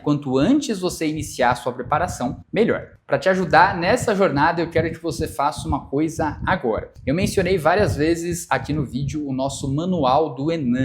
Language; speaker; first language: Portuguese; native; Portuguese